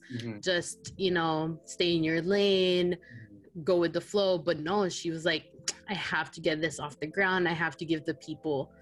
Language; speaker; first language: English; non-native, local second language; Filipino